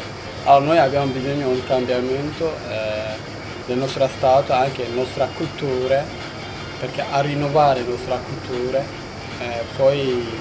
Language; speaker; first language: Italian; non-native, learner; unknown